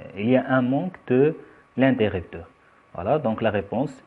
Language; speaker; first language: French; non-native, local second language; Arabic